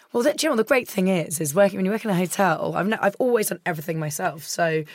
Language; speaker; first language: English; native; English